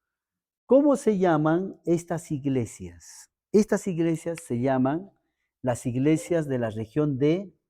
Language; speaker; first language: Spanish; native; Spanish